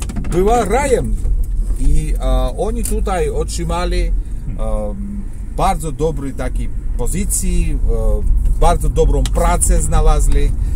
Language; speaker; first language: Polish; non-native, fluent; Georgian